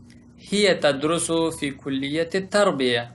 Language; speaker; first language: Arabic; non-native, fluent; Pashto